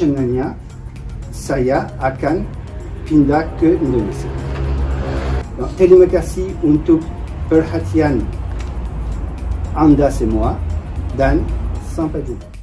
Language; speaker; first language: Indonesian; non-native, learner; French